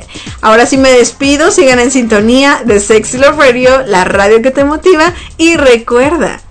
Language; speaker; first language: Spanish; native; Spanish